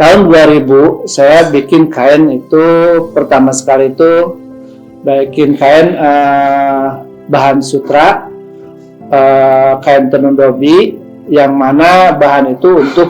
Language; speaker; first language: Indonesian; non-native, local second language; Sundanese